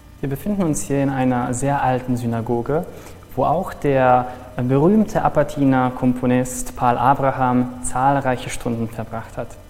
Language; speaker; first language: German; non-native, fluent; Serbian